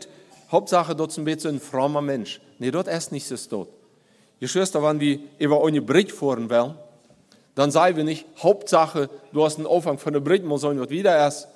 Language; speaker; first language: German; non-native, learner; Plautdietsch